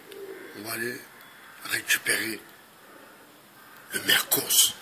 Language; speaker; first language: French; native; French